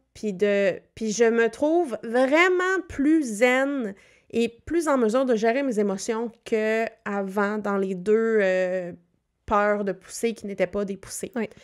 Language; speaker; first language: French; native; French